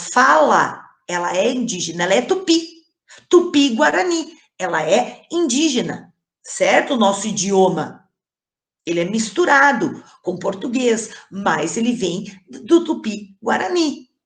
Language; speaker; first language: Portuguese; native; Portuguese